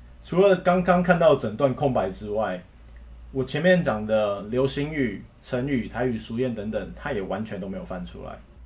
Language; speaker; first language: Chinese; native; Chinese